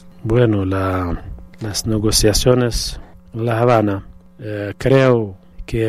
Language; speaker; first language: Spanish; non-native, fluent; Arabic